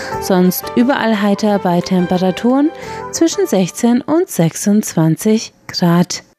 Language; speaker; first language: German; native; German